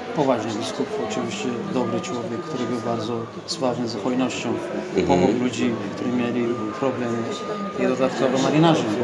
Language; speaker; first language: Polish; non-native, fluent; Turkish